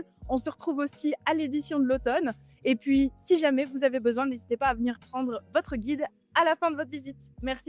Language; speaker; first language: French; native; French